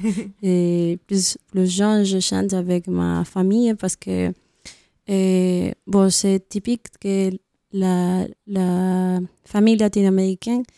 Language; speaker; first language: French; non-native, learner; Spanish